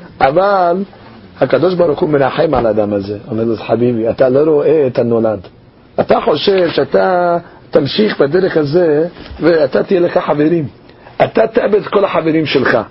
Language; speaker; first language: Hebrew; non-native, fluent; English